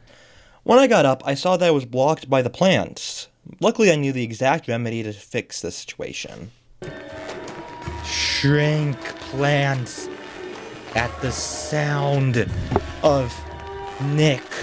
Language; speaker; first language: English; native; English